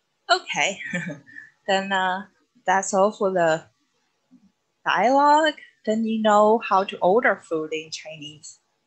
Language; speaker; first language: English; non-native, fluent; Chinese